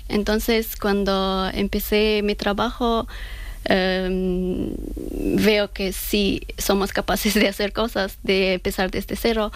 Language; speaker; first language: Spanish; non-native, fluent; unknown